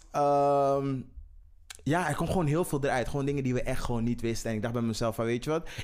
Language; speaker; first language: Dutch; native; Dutch